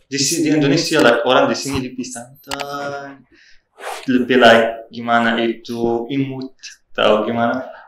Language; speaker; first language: Indonesian; non-native, learner; Arabic